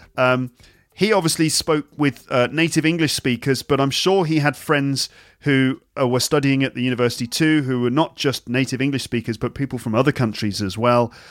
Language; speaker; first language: English; native; English